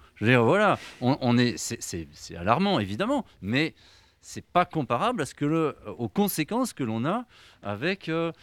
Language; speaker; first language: French; native; French